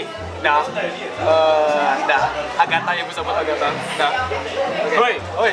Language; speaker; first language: Russian; non-native, learner; Indonesian